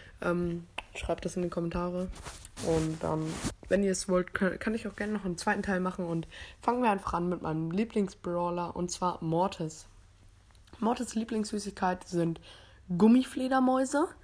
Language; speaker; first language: German; native; German